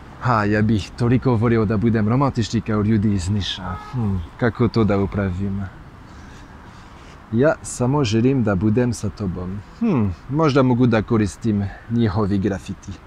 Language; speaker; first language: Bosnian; non-native, learner; French